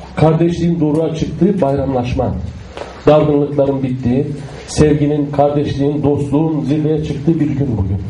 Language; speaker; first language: Turkish; native; Turkish